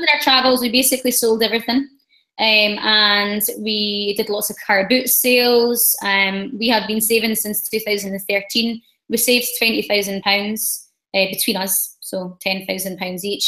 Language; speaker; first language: English; native; English